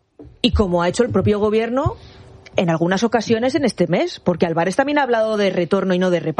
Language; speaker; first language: Spanish; native; Spanish